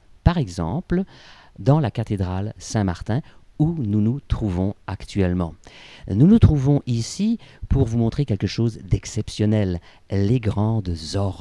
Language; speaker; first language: French; native; French